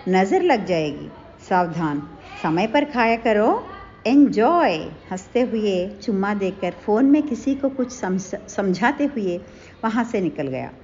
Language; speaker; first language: Hindi; non-native, local second language; Telugu